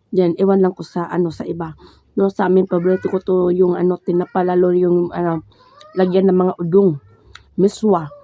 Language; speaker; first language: Filipino; non-native, local second language; Cebuano